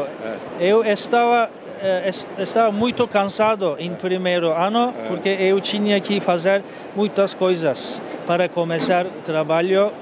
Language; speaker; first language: Portuguese; non-native, learner; Turkish